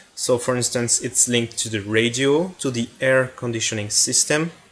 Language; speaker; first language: English; non-native, fluent; French